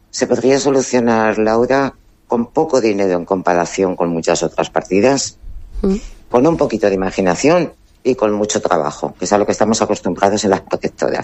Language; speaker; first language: Spanish; native; Spanish